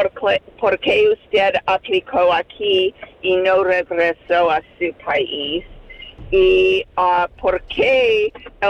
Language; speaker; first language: Spanish; non-native, fluent; English